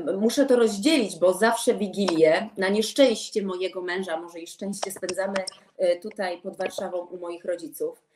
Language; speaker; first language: Polish; native; Polish